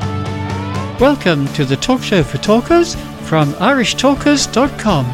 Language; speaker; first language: English; native; English